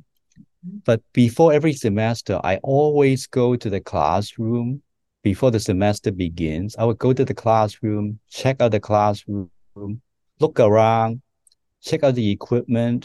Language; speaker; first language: English; non-native, local second language; Cantonese